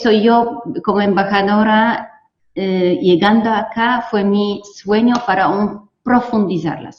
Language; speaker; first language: Spanish; non-native, fluent; Polish